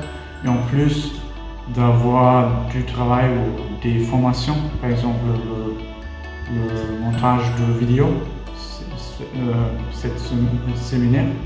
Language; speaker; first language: French; non-native, fluent; German